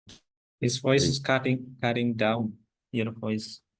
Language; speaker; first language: English; non-native, fluent; Indonesian